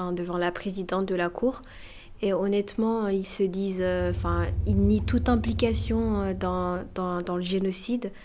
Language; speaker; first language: French; non-native, local second language; Kinyarwanda